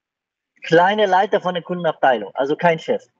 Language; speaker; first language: German; native; German